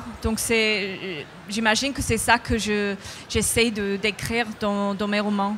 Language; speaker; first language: French; non-native, fluent; English